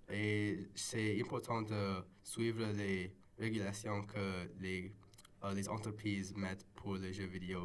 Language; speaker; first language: French; non-native, local second language; English